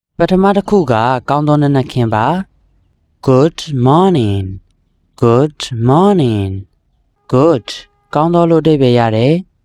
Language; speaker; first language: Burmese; native; Burmese